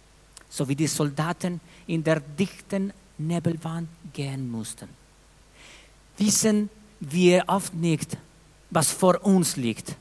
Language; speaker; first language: German; non-native, fluent; Spanish